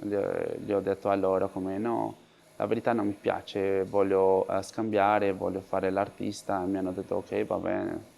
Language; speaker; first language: Italian; non-native, fluent; Spanish